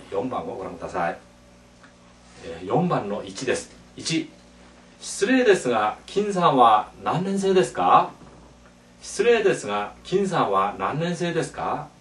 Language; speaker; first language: Japanese; non-native, fluent; Korean